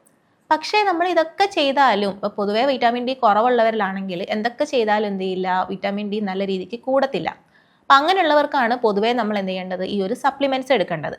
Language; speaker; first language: Malayalam; native; Malayalam